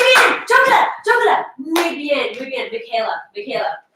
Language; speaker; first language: Spanish; non-native, fluent; English